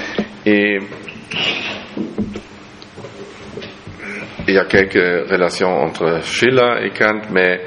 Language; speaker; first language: French; non-native, fluent; German